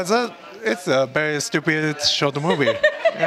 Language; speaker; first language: English; non-native, learner; Japanese